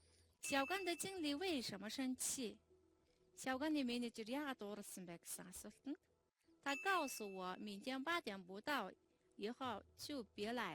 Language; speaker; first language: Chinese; non-native, fluent; Mongolian